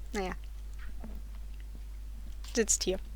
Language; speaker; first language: German; native; German